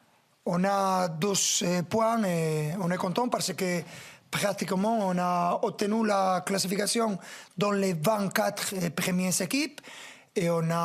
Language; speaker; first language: French; non-native, fluent; Spanish